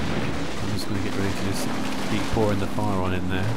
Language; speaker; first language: English; native; English